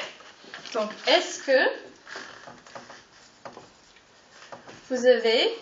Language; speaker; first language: French; non-native, fluent; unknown